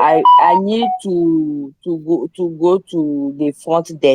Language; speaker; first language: English; non-native, learner; French